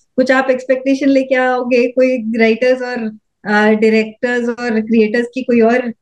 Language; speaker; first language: Hindi; native; Hindi